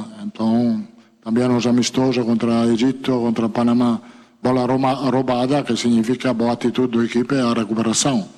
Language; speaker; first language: Portuguese; non-native, fluent; Italian